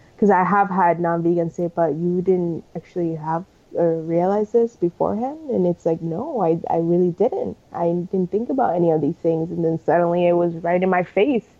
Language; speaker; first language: English; early bilingual, other home language; Spanish